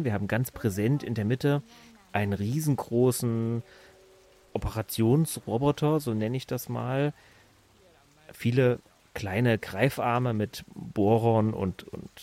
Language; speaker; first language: German; native; German